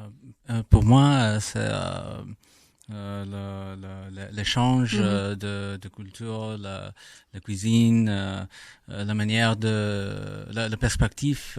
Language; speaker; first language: French; non-native, learner; English